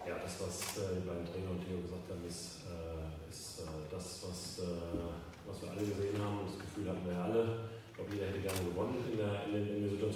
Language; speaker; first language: German; native; German